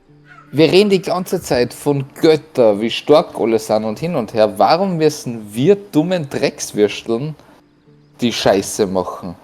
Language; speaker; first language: German; native; German